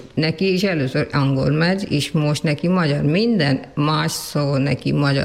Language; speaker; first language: Hungarian; non-native, learner; Urdu